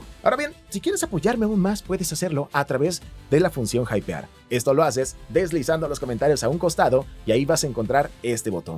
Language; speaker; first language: Spanish; native; Spanish